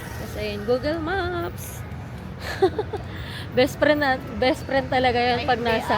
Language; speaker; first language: Filipino; native; Filipino